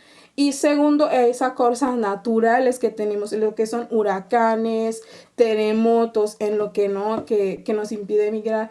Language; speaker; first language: Spanish; non-native, fluent; Haitian Creole